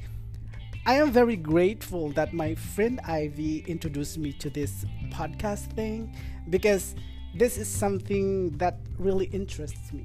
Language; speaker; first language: English; non-native, local second language; Filipino